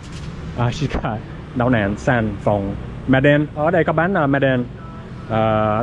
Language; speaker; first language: Vietnamese; non-native, learner; English